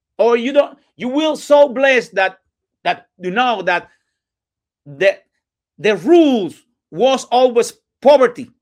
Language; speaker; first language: English; non-native, learner; Spanish